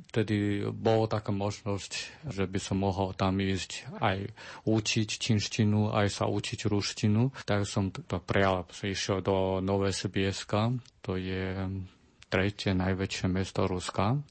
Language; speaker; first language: Slovak; non-native, learner; Chinese